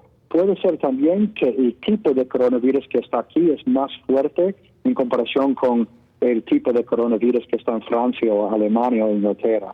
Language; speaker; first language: Spanish; non-native, fluent; Italian